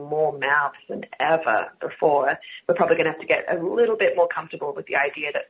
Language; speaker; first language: English; native; English